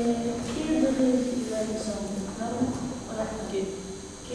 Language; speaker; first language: French; non-native, learner; Spanish